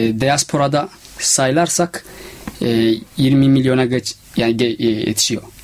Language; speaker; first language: Turkish; non-native, fluent; Somali